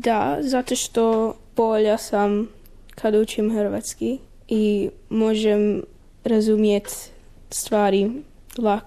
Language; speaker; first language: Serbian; early bilingual, heritage; Croatian